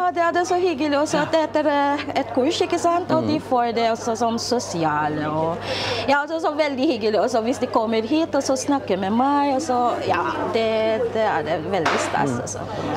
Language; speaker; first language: Norwegian; non-native, fluent; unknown